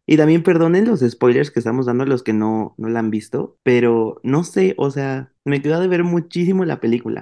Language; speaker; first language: Spanish; native; Spanish